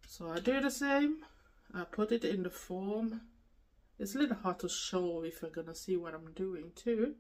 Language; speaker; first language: English; non-native, fluent; Swedish